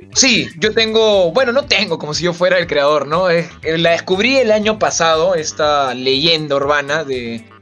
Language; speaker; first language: Spanish; native; Spanish